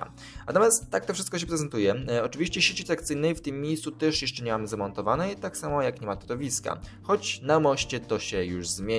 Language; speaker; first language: Polish; native; Polish